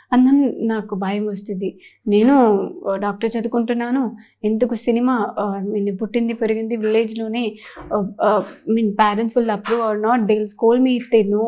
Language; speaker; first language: Telugu; non-native, learner; Tamil